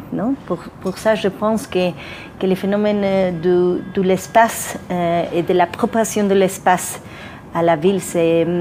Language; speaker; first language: French; non-native, fluent; Spanish